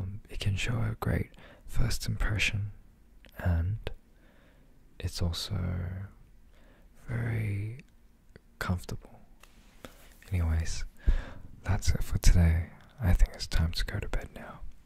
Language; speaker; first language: English; early bilingual, other home language; Korean